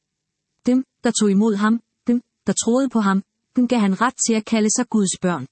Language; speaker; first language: Danish; native; Danish